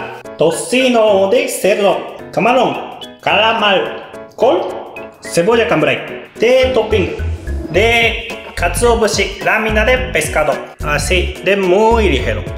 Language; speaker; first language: Spanish; non-native, learner; Japanese